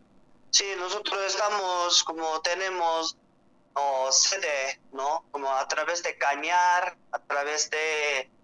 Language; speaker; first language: Spanish; non-native, learner; Korean